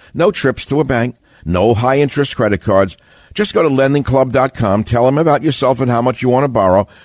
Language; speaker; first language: English; native; English